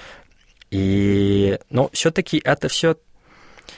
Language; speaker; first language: Russian; non-native, fluent; English